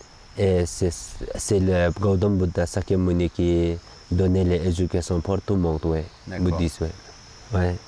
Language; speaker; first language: French; non-native, learner; Sherpa